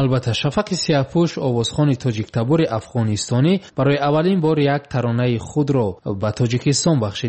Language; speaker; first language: Tajik; native; Tajik